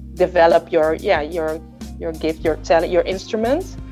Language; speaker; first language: English; early bilingual, other home language; Indonesian